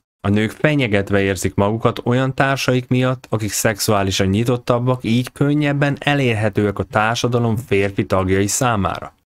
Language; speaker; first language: Hungarian; native; Hungarian